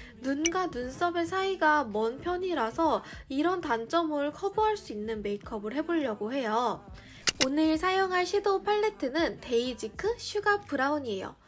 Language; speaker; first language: Korean; native; Korean